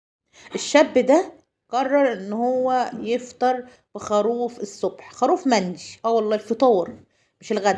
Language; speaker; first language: Arabic; native; Arabic